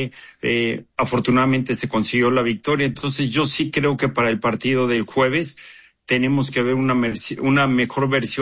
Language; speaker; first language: Spanish; native; Spanish